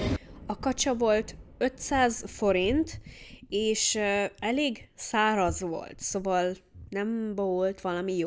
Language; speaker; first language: Hungarian; early bilingual, heritage; Hungarian